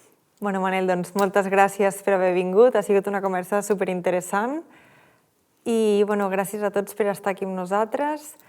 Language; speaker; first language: Catalan; native; Catalan